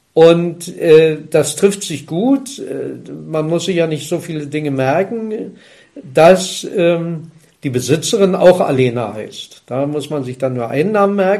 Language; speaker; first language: German; native; German